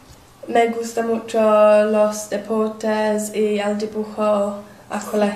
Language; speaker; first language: Spanish; non-native, learner; English